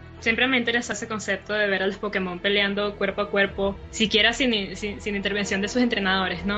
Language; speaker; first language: Spanish; native; Spanish